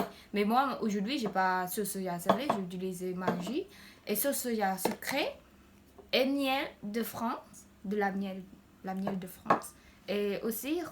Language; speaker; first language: French; non-native, learner; Khmer